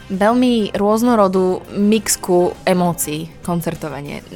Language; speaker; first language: Slovak; native; Slovak